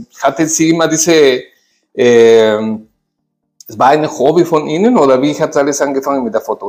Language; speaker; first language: German; non-native, fluent; Spanish